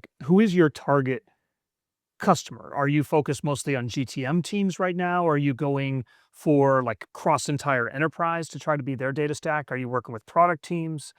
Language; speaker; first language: English; native; English